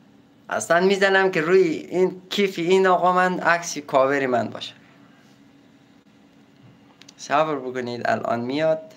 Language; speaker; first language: Persian; native; Persian